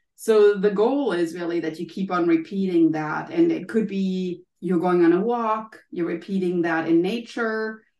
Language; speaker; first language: English; non-native, fluent; German